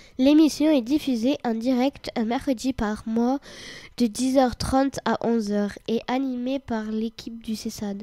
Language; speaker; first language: French; native; French